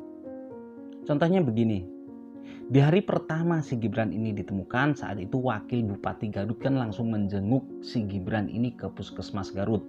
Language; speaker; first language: Indonesian; native; Indonesian